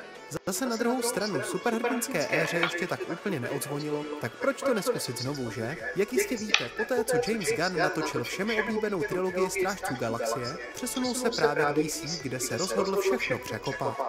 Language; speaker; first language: Czech; native; Czech